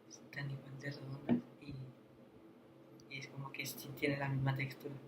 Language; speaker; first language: Spanish; native; Spanish